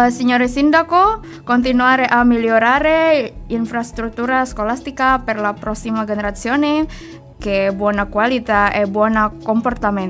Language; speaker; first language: Italian; non-native, learner; Indonesian